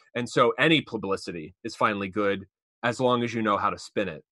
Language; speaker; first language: English; native; English